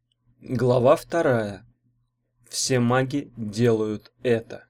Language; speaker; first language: Russian; native; Russian